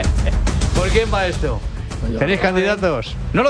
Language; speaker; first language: Spanish; native; Spanish